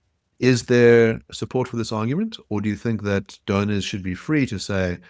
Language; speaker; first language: English; native; English